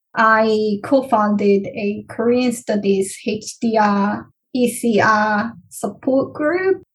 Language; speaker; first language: English; non-native, fluent; Korean